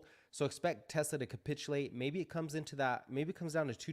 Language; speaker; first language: English; native; English